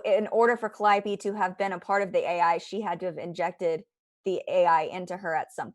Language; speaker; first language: English; native; English